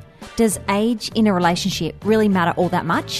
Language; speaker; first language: English; native; English